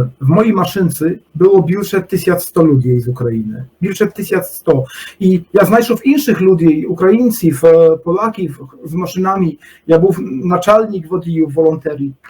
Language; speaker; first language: Polish; non-native, learner; Ukrainian